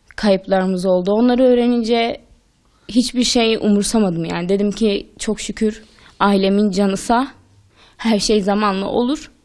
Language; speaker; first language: Turkish; native; Turkish